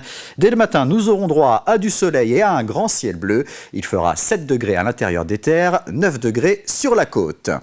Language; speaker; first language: French; native; French